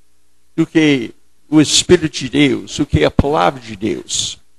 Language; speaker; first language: Portuguese; non-native, fluent; English